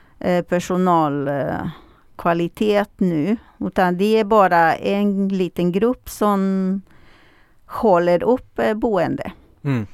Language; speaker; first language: Swedish; non-native, fluent; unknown